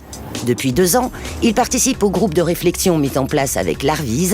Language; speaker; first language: French; native; French